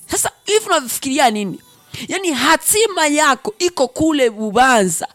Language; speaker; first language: Swahili; non-native, local second language; Rundi